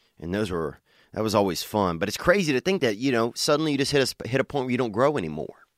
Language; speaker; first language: English; native; English